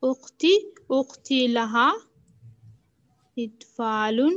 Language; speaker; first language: Arabic; non-native, learner; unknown